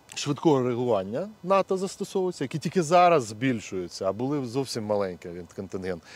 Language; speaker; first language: Ukrainian; native; Ukrainian